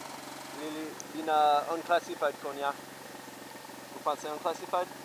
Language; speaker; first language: French; non-native, learner; English